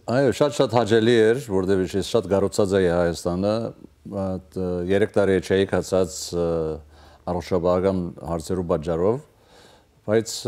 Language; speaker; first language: Armenian; early bilingual, heritage; Armenian